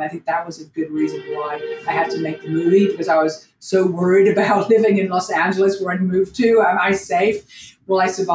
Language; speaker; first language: English; native; English